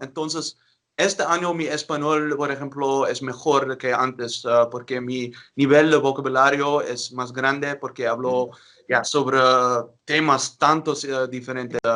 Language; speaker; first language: Spanish; non-native, learner; Dutch